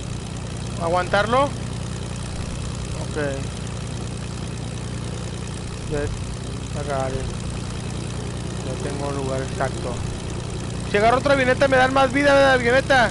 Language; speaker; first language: Spanish; native; Spanish